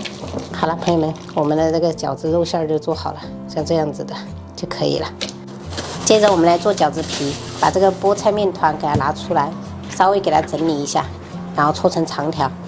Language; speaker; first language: Chinese; native; Chinese